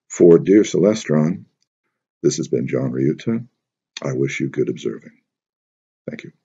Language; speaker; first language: English; native; English